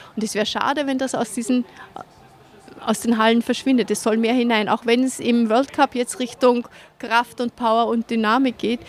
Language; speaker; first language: German; native; German